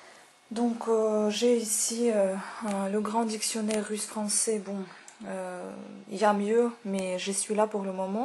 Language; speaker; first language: French; non-native, fluent; Russian